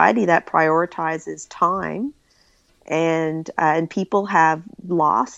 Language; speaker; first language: English; native; English